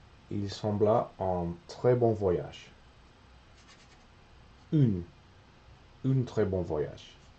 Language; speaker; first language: French; non-native, learner; English